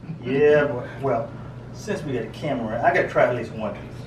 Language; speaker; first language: English; native; English